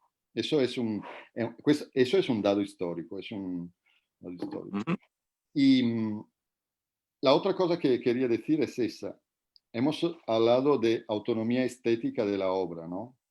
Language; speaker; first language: Spanish; non-native, fluent; Italian